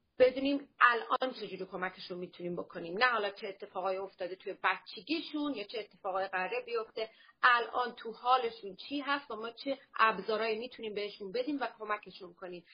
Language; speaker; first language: Persian; early bilingual, heritage; Persian